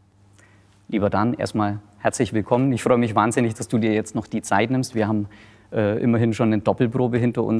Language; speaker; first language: German; native; German